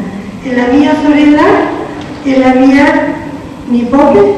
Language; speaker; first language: Italian; non-native, learner; Spanish